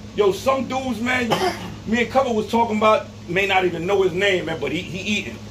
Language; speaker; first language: English; native; English